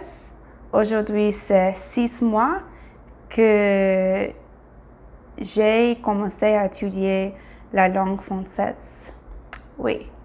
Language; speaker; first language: French; non-native, learner; English